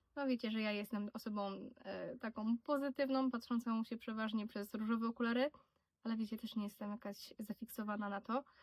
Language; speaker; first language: Polish; native; Polish